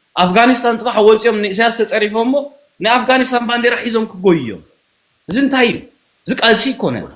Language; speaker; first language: Tigrinya; early bilingual, heritage; Tigrinya